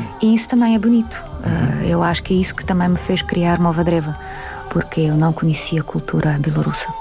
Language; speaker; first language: Portuguese; non-native, fluent; Russian